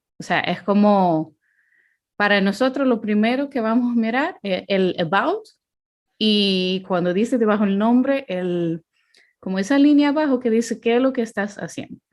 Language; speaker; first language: Spanish; non-native, fluent; Ukrainian